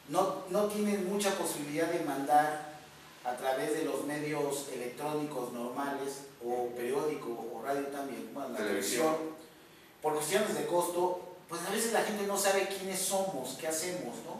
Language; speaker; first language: Spanish; native; Spanish